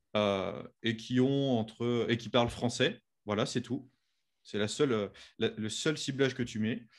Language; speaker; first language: French; native; French